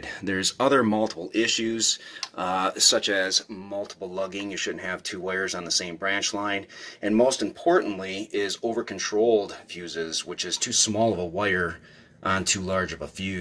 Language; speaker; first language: English; native; English